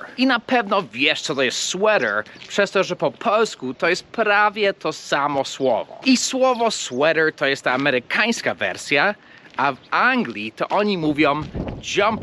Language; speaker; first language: Polish; non-native, fluent; English